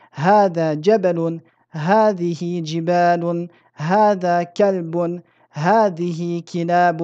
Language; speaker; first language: Arabic; non-native, fluent; French